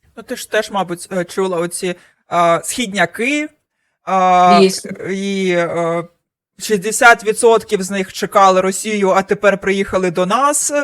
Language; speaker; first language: Ukrainian; non-native, local second language; Russian